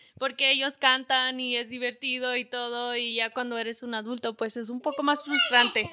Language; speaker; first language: Spanish; native; Spanish